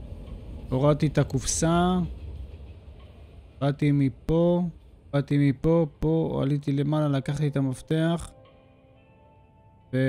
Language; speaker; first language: Hebrew; native; Hebrew